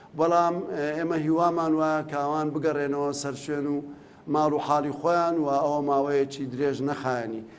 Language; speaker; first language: Central Kurdish; native; Central Kurdish